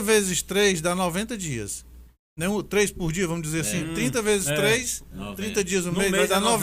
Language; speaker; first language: Portuguese; native; Portuguese